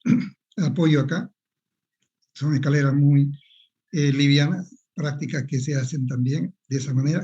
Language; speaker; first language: Spanish; native; Spanish